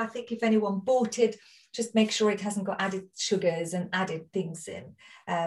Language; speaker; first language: English; non-native, fluent; German